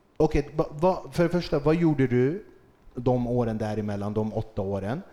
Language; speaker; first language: Swedish; early bilingual, other home language; Kurdish